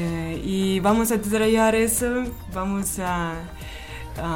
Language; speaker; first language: Spanish; non-native, fluent; Russian